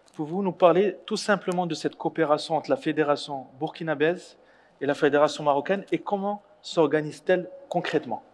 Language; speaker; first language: French; non-native, local second language; Arabic